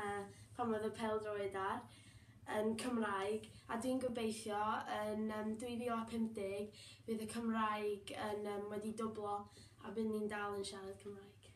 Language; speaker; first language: Welsh; non-native, local second language; English